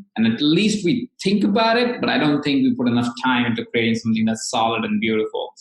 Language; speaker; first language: English; non-native, local second language; Hindi